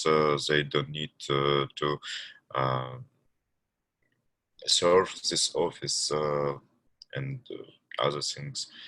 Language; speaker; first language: English; non-native, learner; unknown